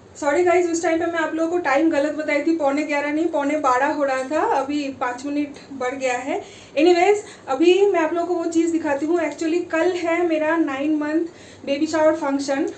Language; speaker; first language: Hindi; non-native, local second language; Bangla